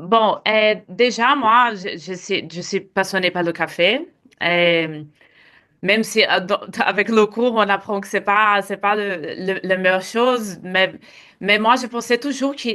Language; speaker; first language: French; non-native, fluent; Portuguese